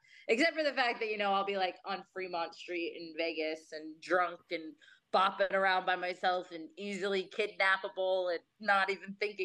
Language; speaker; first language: English; native; English